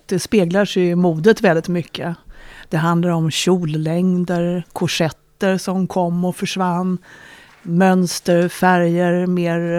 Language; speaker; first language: Swedish; native; Swedish